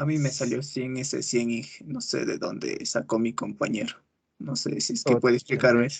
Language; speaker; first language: Spanish; native; Spanish